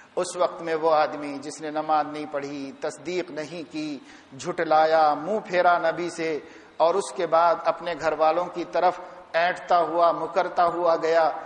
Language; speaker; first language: Urdu; native; Urdu